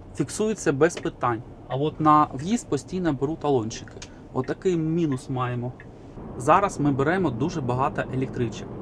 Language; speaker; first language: Ukrainian; non-native, local second language; Russian